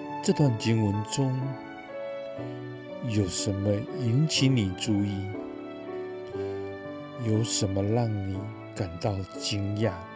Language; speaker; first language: Chinese; native; Chinese